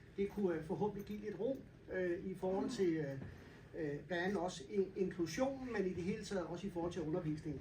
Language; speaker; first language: Danish; native; Danish